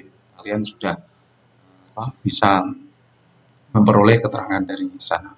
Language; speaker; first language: Indonesian; non-native, local second language; Javanese